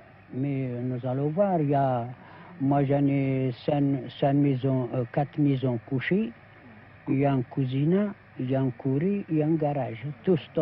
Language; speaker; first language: French; non-native, learner; Arabic